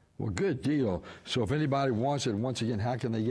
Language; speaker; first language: English; native; English